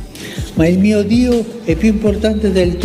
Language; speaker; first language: Italian; non-native, fluent; Spanish